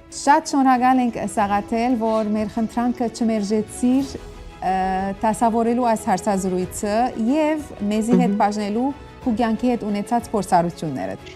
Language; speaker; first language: Armenian; early bilingual, heritage; Armenian